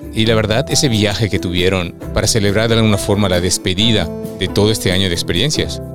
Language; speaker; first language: Spanish; native; Spanish